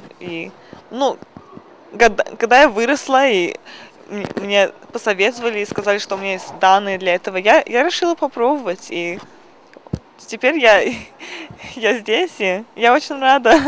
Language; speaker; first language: Russian; early bilingual, other home language; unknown